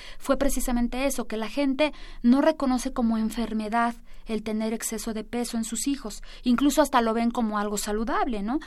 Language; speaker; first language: Spanish; native; Spanish